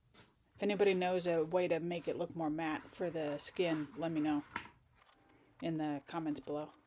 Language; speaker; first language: English; native; English